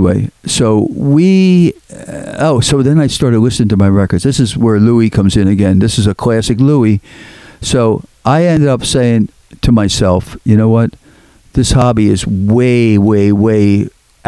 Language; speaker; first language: English; native; English